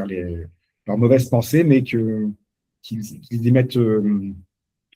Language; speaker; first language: French; native; French